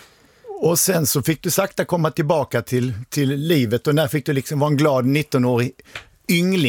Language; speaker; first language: Swedish; native; Swedish